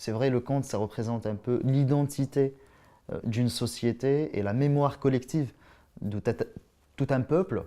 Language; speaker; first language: French; non-native, local second language; Arabic